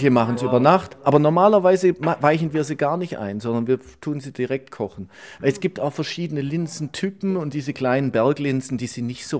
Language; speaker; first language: German; native; German